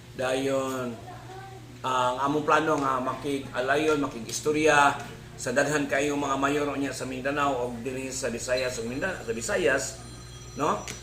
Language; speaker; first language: Cebuano; native; Cebuano